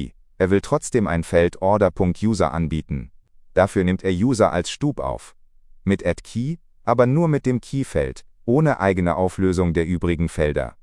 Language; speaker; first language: German; native; German